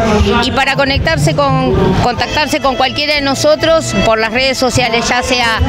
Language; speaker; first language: Spanish; native; Spanish